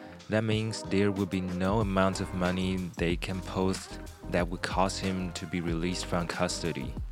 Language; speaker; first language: English; non-native, fluent; Chinese